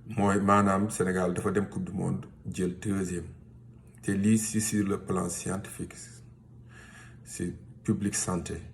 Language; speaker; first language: Wolof; non-native, local second language; Fula